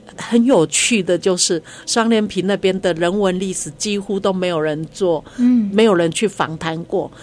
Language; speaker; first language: Chinese; non-native, local second language; Hakka Chinese